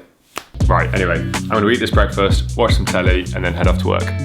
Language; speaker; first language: English; native; English